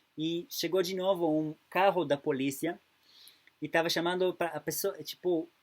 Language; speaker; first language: Portuguese; non-native, fluent; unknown